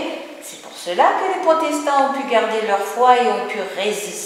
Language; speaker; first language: French; native; French